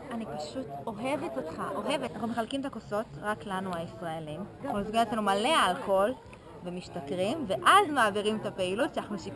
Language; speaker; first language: Hebrew; native; Hebrew